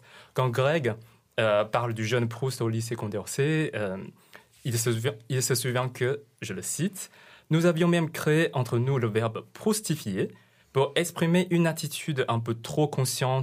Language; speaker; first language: French; non-native, fluent; Chinese